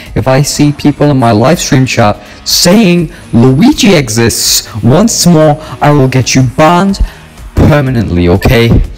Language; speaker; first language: English; native; English